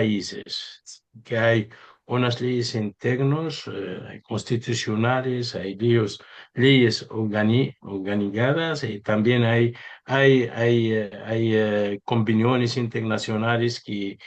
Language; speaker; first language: Spanish; non-native, learner; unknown